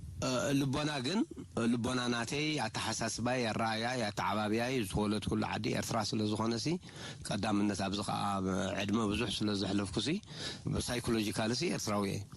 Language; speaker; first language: Tigrinya; non-native, local second language; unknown